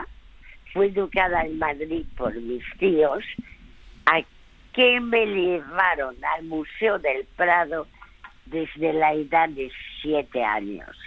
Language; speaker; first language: Spanish; early bilingual, other home language; French